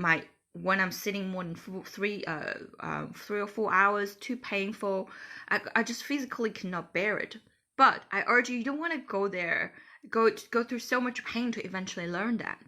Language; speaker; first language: English; non-native, fluent; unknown